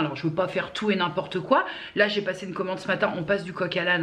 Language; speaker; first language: French; native; French